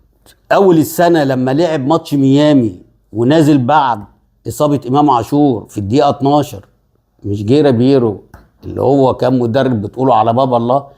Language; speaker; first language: Arabic; native; Arabic